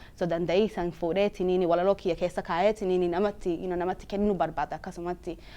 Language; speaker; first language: Oromo; early bilingual, heritage; Oromo